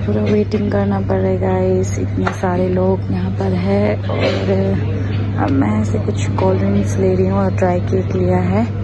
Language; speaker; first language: Hindi; non-native, local second language; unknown